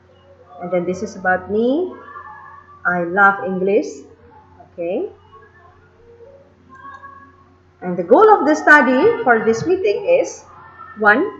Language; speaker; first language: English; non-native, fluent; Indonesian